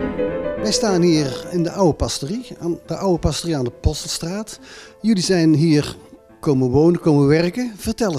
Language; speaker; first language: Dutch; native; Dutch